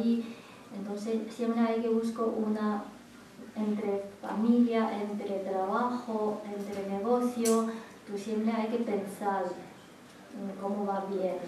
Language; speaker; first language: Spanish; non-native, learner; Chinese